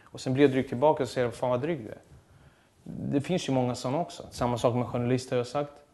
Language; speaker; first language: Swedish; early bilingual, other home language; Serbian